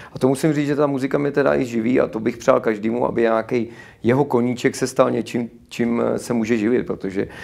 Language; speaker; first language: Czech; native; Czech